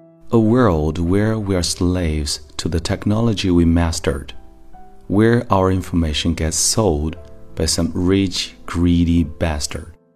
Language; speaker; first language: English; non-native, fluent; Chinese